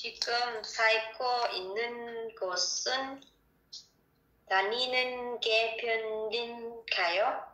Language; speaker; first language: Korean; non-native, learner; Vietnamese